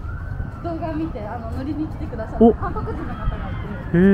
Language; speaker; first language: Japanese; native; Japanese